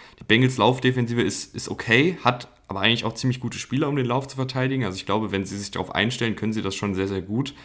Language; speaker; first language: German; native; German